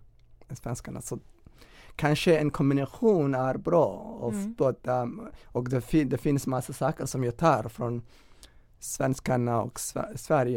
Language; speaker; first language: Swedish; non-native, fluent; Somali